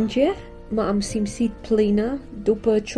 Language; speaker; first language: Romanian; non-native, learner; Dutch